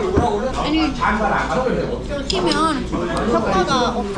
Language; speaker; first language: Korean; non-native, fluent; Armenian